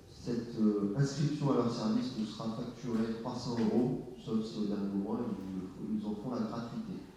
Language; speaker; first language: French; native; French